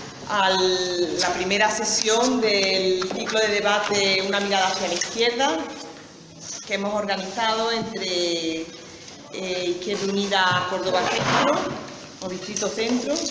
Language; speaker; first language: Spanish; native; Spanish